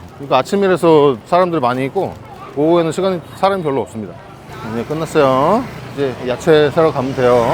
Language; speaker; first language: Korean; native; Korean